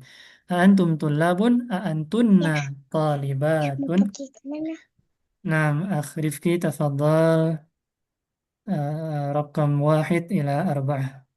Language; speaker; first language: Arabic; non-native, fluent; Indonesian